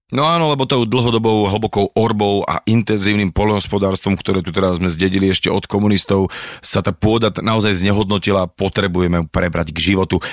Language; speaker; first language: Slovak; native; Slovak